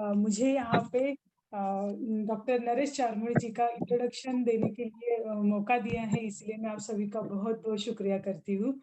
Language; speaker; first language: Hindi; non-native, local second language; Marathi